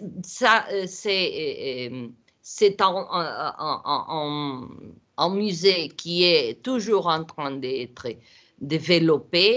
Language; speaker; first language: French; non-native, learner; Portuguese